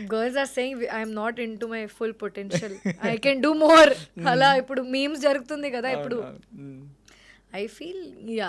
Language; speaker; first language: Telugu; non-native, learner; Hindi